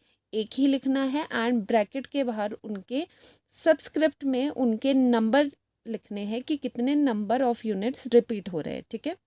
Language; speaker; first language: Hindi; native; Hindi